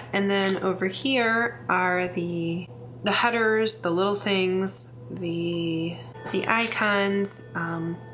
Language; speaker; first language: English; native; English